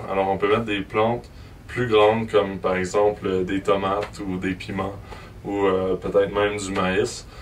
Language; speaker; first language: French; native; French